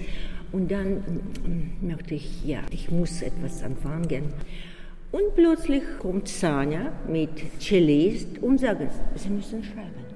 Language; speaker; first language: German; non-native, learner; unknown